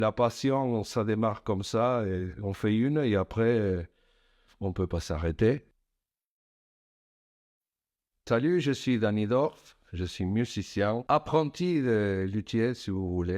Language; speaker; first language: French; non-native, fluent; Spanish